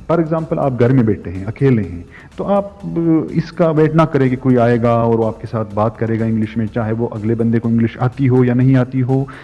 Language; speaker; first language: Urdu; native; Urdu